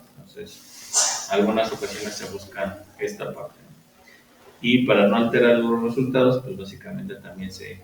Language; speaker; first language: Spanish; native; Spanish